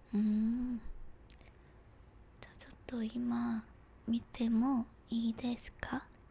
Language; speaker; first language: Japanese; non-native, learner; Korean